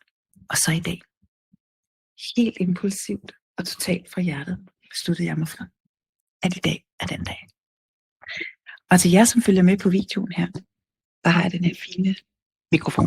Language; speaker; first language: Danish; native; Danish